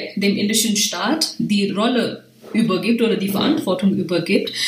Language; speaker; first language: German; non-native, fluent; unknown